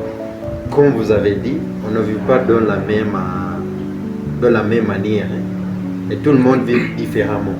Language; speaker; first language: French; non-native, fluent; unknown